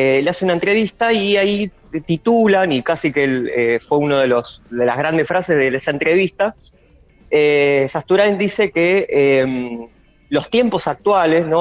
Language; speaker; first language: Spanish; native; Spanish